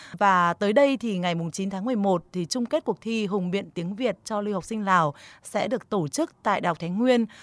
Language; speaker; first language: Vietnamese; native; Vietnamese